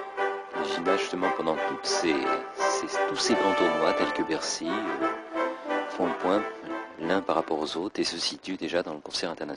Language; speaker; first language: French; native; French